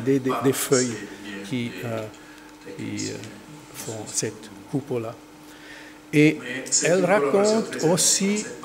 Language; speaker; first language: French; non-native, learner; German